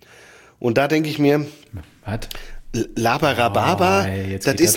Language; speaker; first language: German; native; German